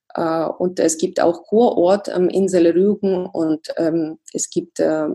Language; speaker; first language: German; non-native, fluent; Russian